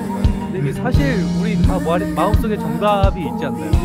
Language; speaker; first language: Korean; native; Korean